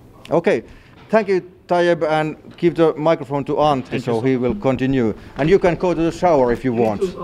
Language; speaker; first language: English; non-native, fluent; Finnish